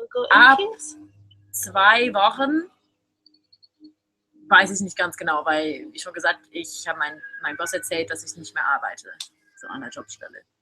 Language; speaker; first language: German; non-native, fluent; English